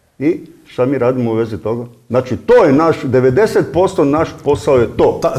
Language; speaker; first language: Croatian; native; Croatian